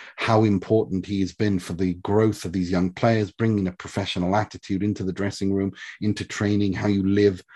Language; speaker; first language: English; early bilingual, other home language; Swedish